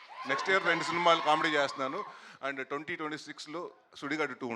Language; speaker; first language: Telugu; native; Telugu